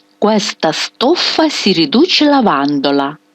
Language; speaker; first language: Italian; non-native, fluent; Ukrainian